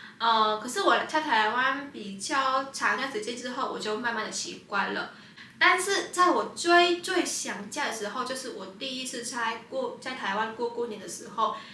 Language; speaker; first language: Chinese; non-native, fluent; Vietnamese